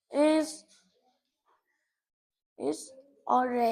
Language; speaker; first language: English; non-native, learner; Vietnamese